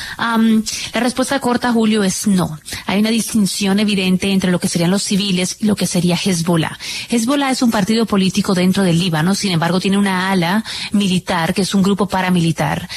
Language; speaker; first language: Spanish; native; Spanish